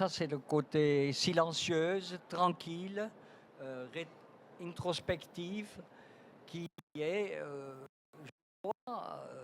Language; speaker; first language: French; non-native, fluent; Dutch